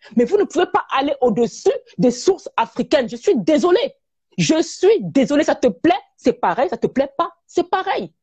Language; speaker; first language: French; native; French